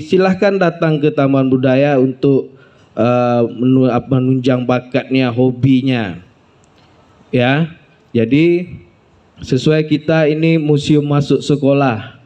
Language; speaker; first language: Indonesian; native; Indonesian